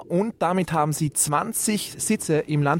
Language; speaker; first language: German; native; German